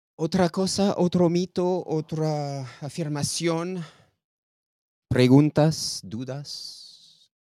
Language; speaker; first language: Spanish; non-native, learner; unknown